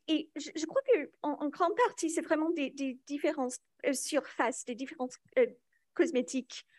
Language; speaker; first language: French; non-native, local second language; English